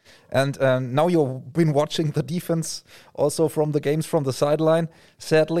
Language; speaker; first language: English; non-native, fluent; German